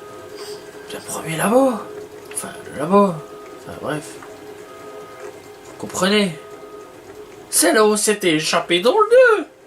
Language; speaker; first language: French; native; French